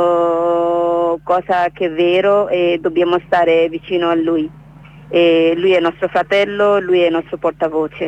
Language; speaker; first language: Italian; non-native, learner; Bangla